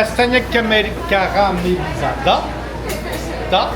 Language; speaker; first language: Portuguese; non-native, learner; French